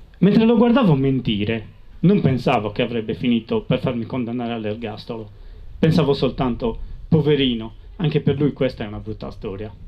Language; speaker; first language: Italian; native; Italian